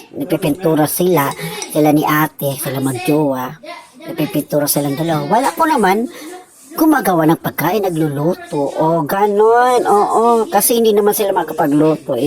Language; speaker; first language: Filipino; non-native, local second language; Cebuano